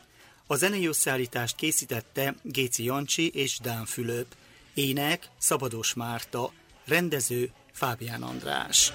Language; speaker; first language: Hungarian; native; Hungarian